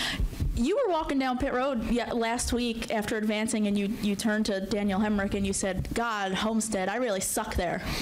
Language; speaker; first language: English; native; English